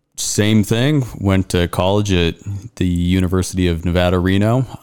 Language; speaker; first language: English; native; English